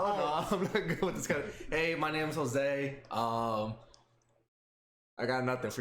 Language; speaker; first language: English; native; English